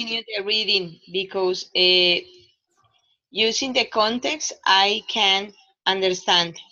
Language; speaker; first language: English; non-native, learner; Spanish